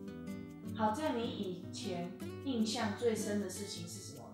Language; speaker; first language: Chinese; early bilingual, heritage; English